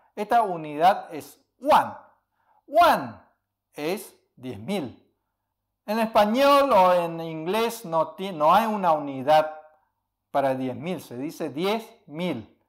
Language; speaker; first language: Spanish; early bilingual, other home language; Chinese